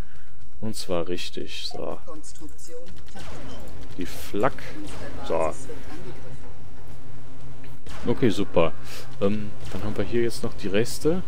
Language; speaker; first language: German; native; German